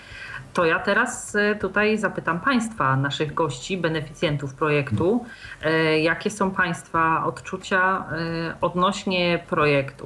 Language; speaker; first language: Polish; native; Polish